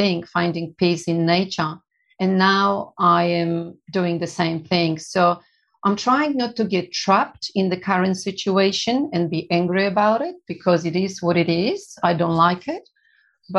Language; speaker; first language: English; non-native, fluent; Polish